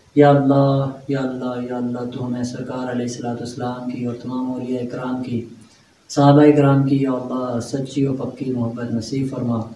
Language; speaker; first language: Urdu; non-native, local second language; Pahari-Potwari